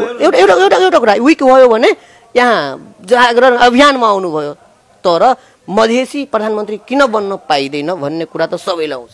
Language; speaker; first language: Nepali; non-native, local second language; Maithili